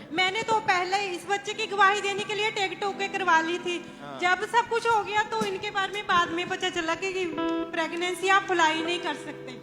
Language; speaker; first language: Hindi; non-native, local second language; Punjabi